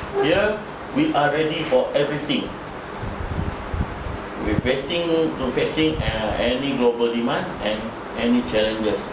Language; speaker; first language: English; non-native, learner; Malay